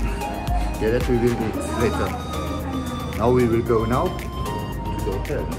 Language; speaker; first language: English; non-native, learner; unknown